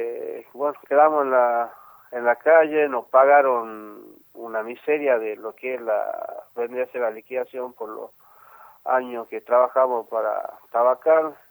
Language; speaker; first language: Spanish; native; Spanish